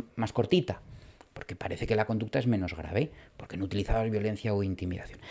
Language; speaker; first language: Spanish; native; Spanish